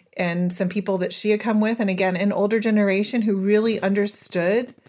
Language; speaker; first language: English; native; English